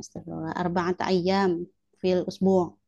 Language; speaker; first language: Arabic; non-native, learner; Indonesian